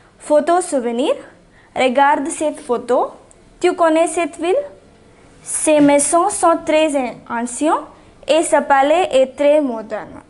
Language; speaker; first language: French; non-native, fluent; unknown